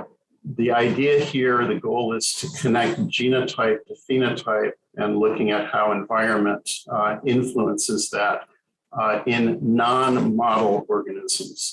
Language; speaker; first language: English; native; English